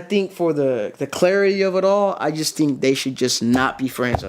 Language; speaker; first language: English; native; English